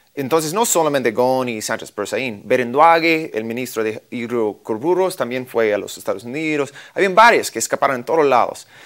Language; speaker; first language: Spanish; non-native, fluent; English